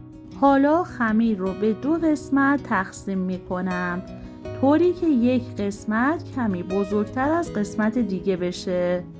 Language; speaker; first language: Persian; native; Persian